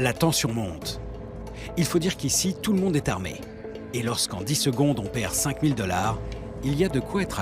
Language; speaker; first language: French; native; French